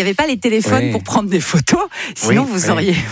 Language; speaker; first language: French; native; French